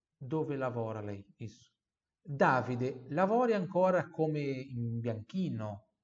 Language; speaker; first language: Italian; non-native, fluent; Portuguese